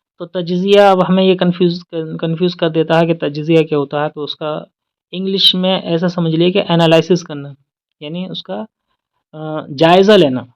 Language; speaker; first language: Urdu; native; Urdu